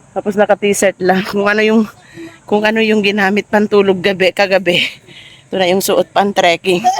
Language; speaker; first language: Filipino; native; Filipino